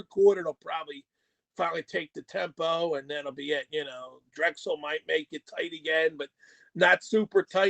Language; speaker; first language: English; native; English